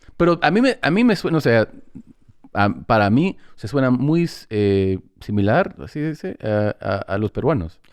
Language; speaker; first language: Spanish; early bilingual, heritage; Spanish